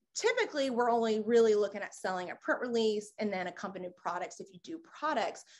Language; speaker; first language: English; native; English